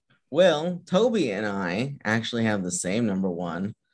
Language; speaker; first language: English; early bilingual, other home language; Spanish